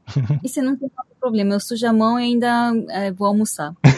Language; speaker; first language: Portuguese; early bilingual, heritage; Portuguese